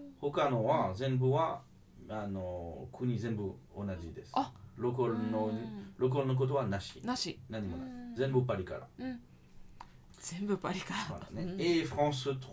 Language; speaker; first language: Japanese; non-native, fluent; French